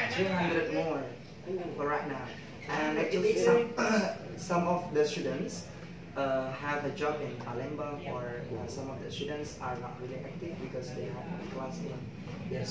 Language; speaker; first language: English; non-native, learner; Indonesian